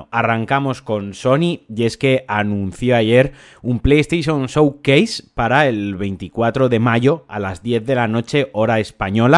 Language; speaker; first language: Spanish; native; Spanish